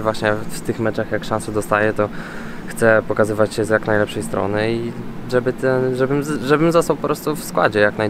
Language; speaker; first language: Polish; native; Polish